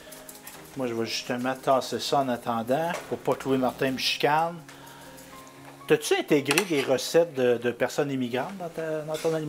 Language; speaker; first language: French; native; French